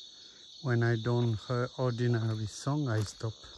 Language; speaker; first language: English; non-native, learner; French